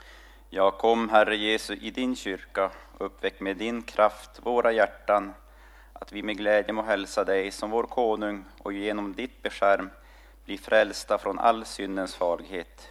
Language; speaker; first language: Swedish; native; Swedish